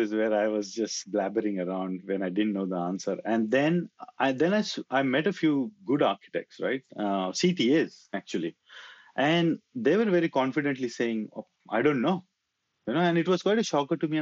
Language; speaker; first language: English; non-native, local second language; Marathi